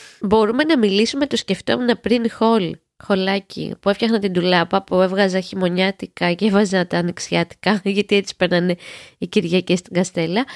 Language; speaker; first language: Greek; native; Greek